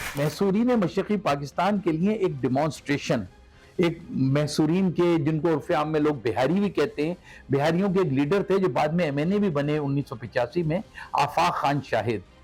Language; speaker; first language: Urdu; native; Urdu